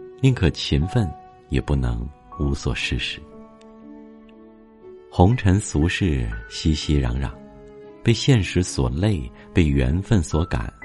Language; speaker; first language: Chinese; native; Chinese